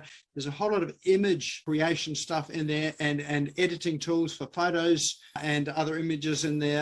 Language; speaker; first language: English; native; English